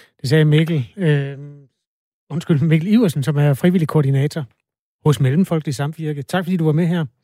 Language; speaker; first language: Danish; native; Danish